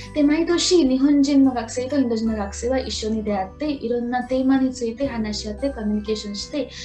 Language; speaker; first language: Japanese; non-native, fluent; Marathi